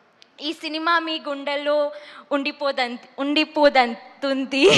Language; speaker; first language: Telugu; non-native, learner; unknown